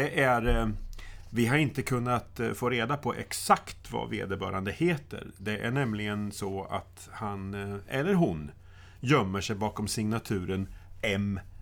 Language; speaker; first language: Swedish; native; Swedish